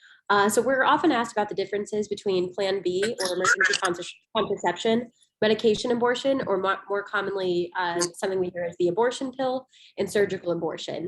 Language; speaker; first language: English; native; English